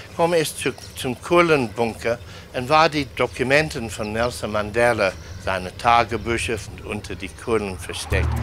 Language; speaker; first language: German; non-native, fluent; English